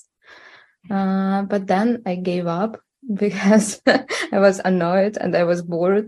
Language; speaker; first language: English; non-native, fluent; Russian